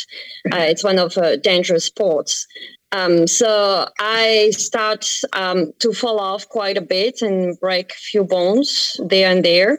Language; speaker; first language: English; non-native, fluent; French